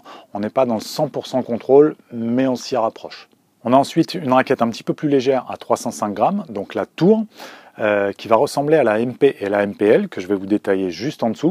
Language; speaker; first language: French; native; French